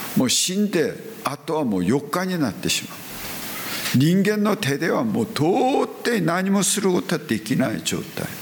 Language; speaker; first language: Japanese; non-native, fluent; Korean